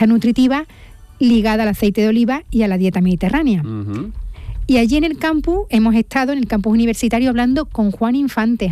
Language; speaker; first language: Spanish; native; Spanish